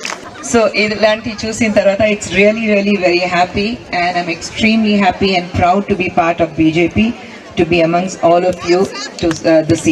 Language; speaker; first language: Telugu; non-native, fluent; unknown